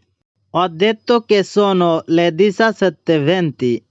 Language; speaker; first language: Italian; non-native, learner; Bangla